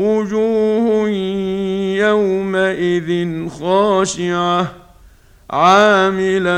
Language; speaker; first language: Arabic; native; Arabic